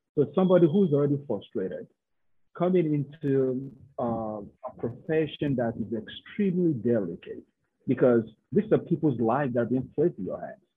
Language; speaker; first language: English; non-native, local second language; Yoruba